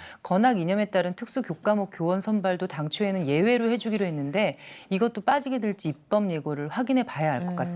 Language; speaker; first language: Korean; native; Korean